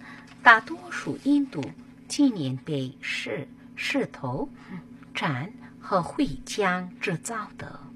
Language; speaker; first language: Chinese; non-native, fluent; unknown